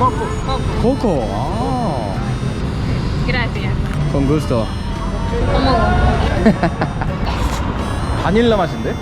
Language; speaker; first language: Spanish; non-native, learner; Korean